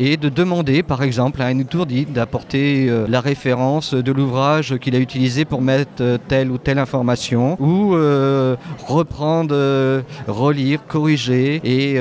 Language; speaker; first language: French; native; French